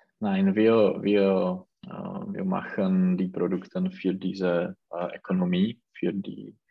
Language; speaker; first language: German; non-native, learner; Czech